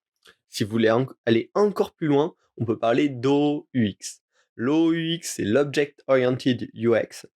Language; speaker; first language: French; native; French